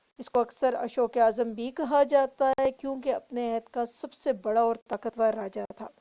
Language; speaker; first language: Urdu; non-native, local second language; Northern Hindko